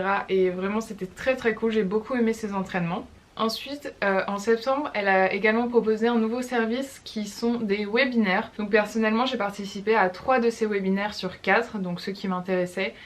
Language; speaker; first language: French; native; French